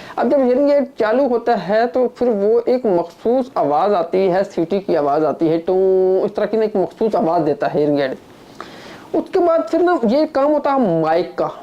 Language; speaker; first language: Urdu; non-native, local second language; Punjabi